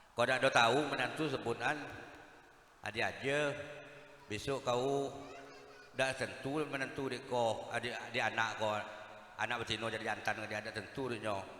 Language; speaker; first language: Malay; native; Malay